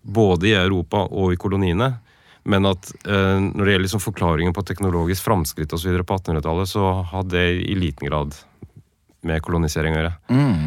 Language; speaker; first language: Norwegian; native; Norwegian